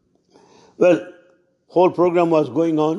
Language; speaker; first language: English; non-native, local second language; Telugu